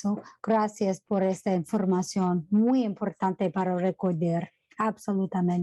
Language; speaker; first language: Spanish; non-native, fluent; English